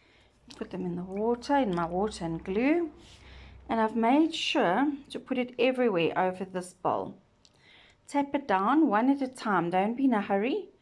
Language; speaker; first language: English; native; English